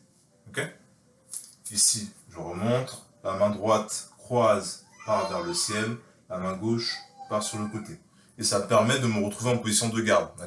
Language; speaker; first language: French; native; French